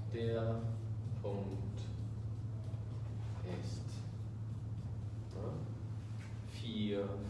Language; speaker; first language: German; non-native, fluent; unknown